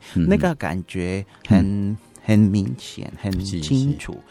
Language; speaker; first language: Chinese; non-native, fluent; Spanish